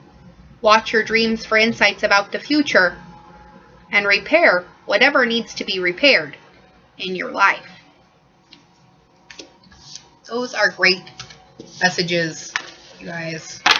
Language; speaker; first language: English; native; English